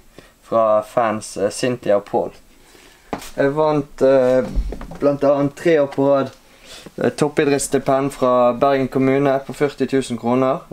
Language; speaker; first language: Norwegian; native; Norwegian